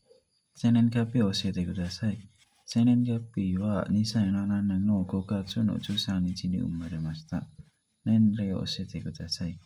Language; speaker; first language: Japanese; non-native, learner; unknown